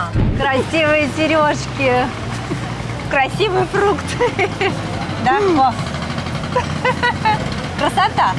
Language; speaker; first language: Russian; native; Russian